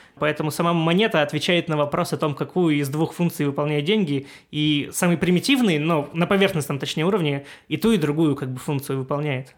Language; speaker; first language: Russian; native; Russian